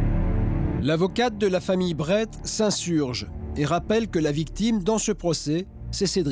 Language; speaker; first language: French; native; French